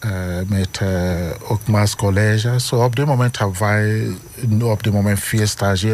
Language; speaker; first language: Dutch; non-native, learner; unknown